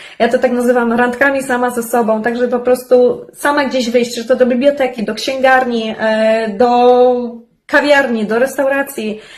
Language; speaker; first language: Polish; native; Polish